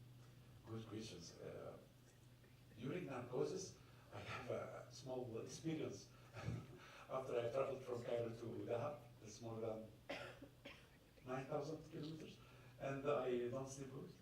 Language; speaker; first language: English; non-native, fluent; Arabic